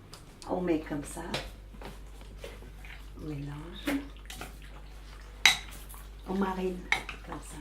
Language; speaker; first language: French; early bilingual, other home language; Vietnamese